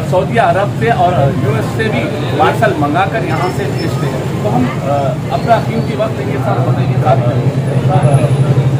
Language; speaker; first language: Hindi; non-native, local second language; Urdu